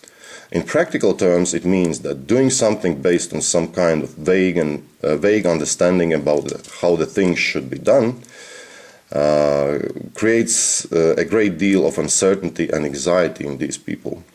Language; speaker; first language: English; non-native, fluent; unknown